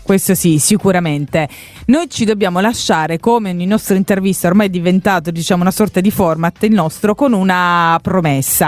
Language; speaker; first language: Italian; native; Italian